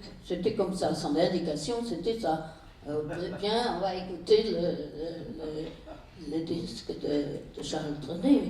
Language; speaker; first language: French; non-native, fluent; German